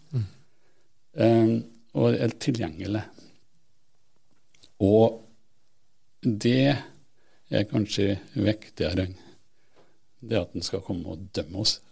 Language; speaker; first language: Norwegian; native; Norwegian